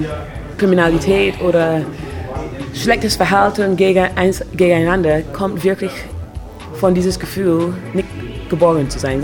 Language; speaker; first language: Dutch; non-native, learner; German